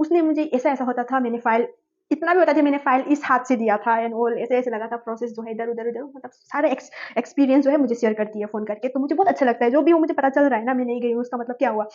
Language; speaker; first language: Hindi; non-native, local second language; Nepali